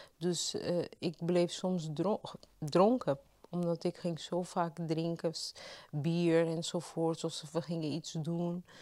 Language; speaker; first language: Dutch; non-native, fluent; Portuguese